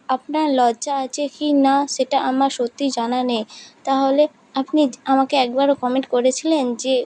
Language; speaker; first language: Bangla; non-native, local second language; Santali